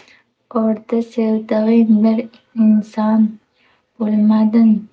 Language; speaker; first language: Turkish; non-native, learner; Uzbek